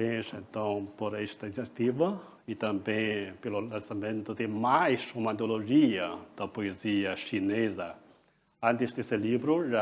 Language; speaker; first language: Portuguese; non-native, fluent; Chinese